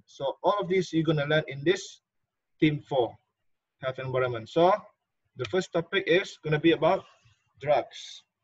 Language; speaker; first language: English; non-native, local second language; Malay